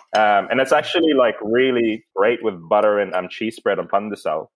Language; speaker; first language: English; non-native, local second language; Filipino